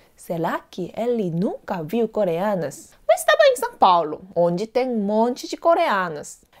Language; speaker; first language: Portuguese; non-native, fluent; Korean